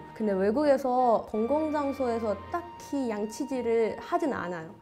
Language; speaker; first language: Korean; non-native, fluent; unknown